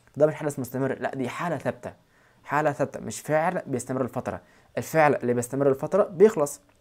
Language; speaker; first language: Arabic; native; Arabic